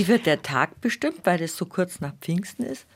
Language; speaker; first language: German; native; German